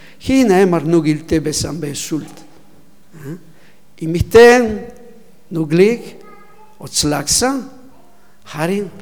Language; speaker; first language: Mongolian; non-native, learner; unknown